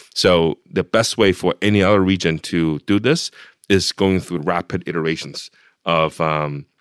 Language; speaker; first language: English; non-native, fluent; Chinese